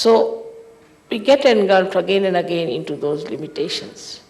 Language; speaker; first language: English; non-native, local second language; Hindi